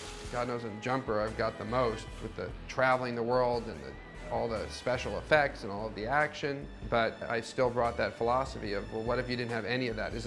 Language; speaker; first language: English; native; English